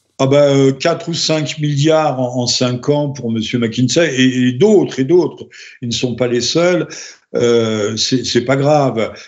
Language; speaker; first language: French; native; French